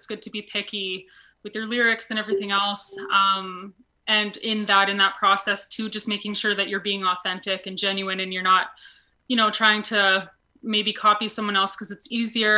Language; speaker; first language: English; native; English